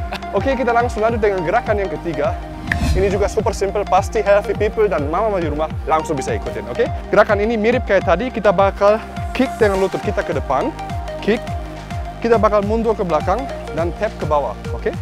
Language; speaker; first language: Indonesian; native; Indonesian